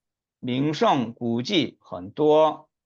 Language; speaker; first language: Chinese; non-native, fluent; Korean